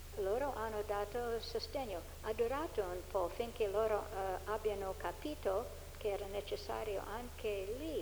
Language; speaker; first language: Italian; non-native, fluent; English